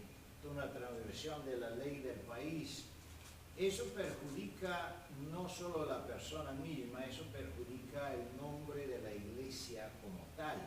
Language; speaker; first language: Spanish; non-native, fluent; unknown